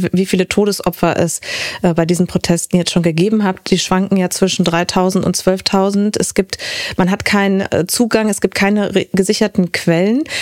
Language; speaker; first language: German; native; German